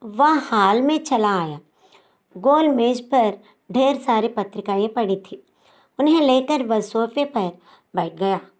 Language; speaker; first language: Hindi; non-native, local second language; Telugu